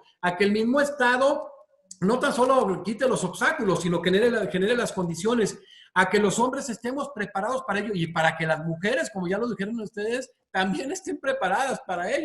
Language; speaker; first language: Spanish; native; Spanish